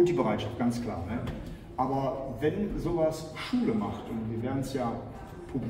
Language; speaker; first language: German; native; German